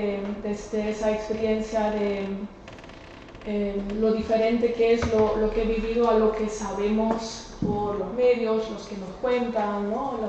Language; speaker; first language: Spanish; non-native, fluent; German